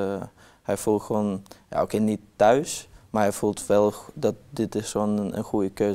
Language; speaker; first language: Dutch; non-native, learner; Norwegian